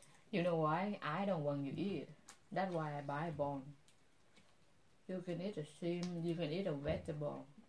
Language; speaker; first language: English; non-native, learner; Vietnamese